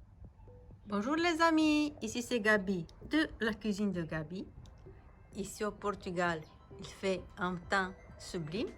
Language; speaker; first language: French; non-native, fluent; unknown